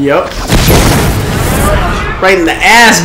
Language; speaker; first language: English; native; English